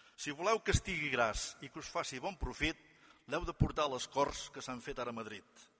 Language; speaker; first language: Catalan; native; Catalan